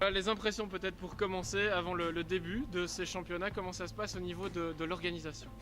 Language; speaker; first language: French; native; French